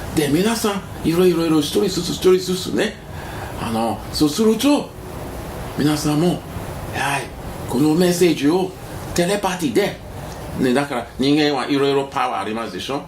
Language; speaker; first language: Japanese; non-native, learner; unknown